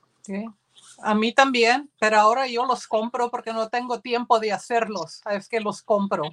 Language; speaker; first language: Spanish; early bilingual, heritage; Spanish